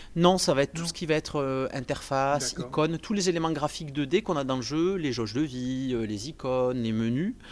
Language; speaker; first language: French; native; French